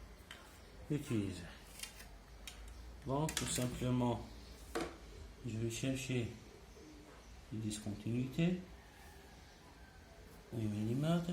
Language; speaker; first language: French; non-native, local second language; Arabic